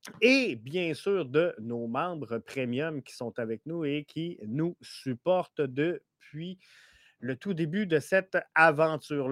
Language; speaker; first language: French; native; French